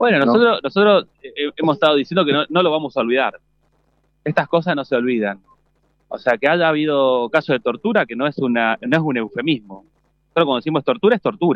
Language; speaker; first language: Spanish; native; Spanish